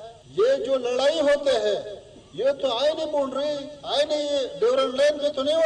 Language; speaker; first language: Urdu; non-native, fluent; Pashto